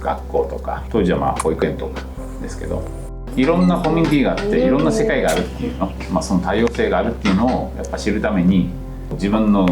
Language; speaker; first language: Japanese; native; Japanese